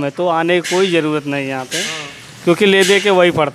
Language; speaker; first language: Hindi; native; Hindi